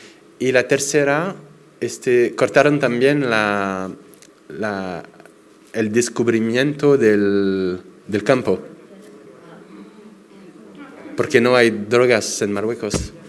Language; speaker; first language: Spanish; non-native, fluent; French